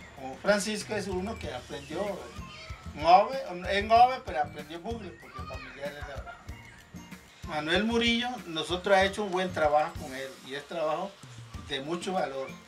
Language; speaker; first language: Spanish; non-native, local second language; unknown